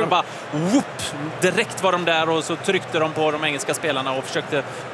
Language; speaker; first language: Swedish; native; Swedish